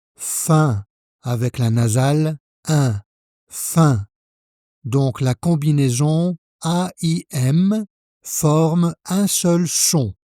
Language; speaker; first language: French; native; French